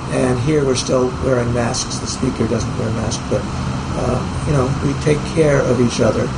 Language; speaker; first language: English; native; English